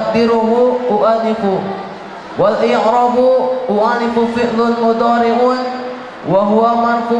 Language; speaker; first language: Arabic; non-native, learner; Sundanese